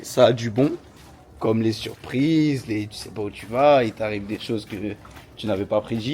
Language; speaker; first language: French; native; French